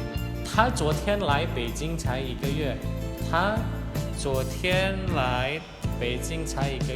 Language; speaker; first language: Chinese; non-native, fluent; Indonesian